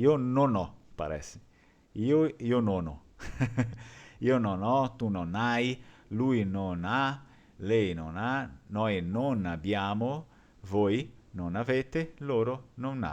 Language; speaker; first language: Italian; non-native, fluent; Portuguese